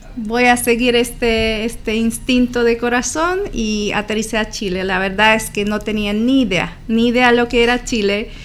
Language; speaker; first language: Spanish; non-native, fluent; Slovak